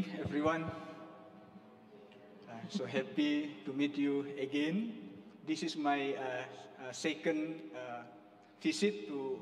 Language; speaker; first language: English; non-native, learner; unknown